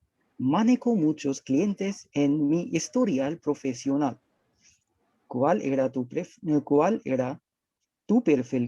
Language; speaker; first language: Spanish; non-native, learner; Hindi